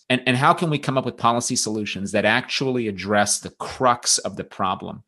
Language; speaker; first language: English; native; English